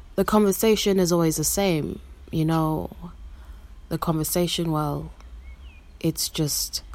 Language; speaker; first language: English; non-native, local second language; Shona